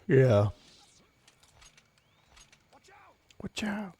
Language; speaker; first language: English; native; English